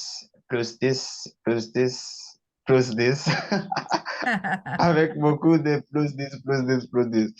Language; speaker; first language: French; non-native, learner; Portuguese